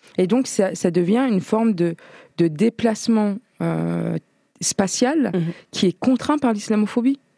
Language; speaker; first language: French; native; French